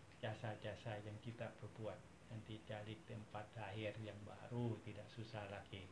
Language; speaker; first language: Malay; non-native, fluent; Thai